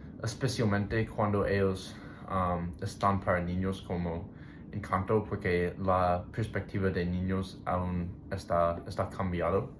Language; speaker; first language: Spanish; non-native, learner; English